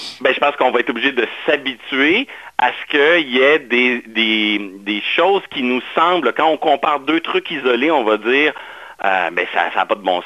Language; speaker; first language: French; native; French